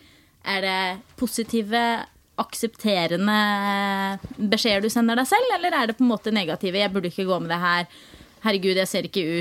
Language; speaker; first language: Norwegian; native; Norwegian